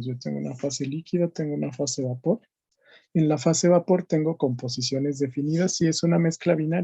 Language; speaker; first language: Spanish; native; Spanish